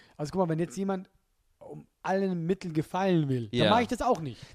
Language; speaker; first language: German; native; German